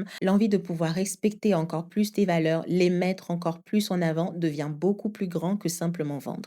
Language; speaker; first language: French; native; French